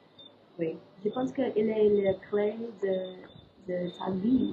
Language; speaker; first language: French; non-native, learner; English